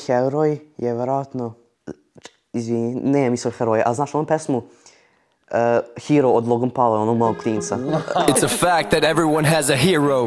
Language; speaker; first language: Serbian; early bilingual, heritage; Serbian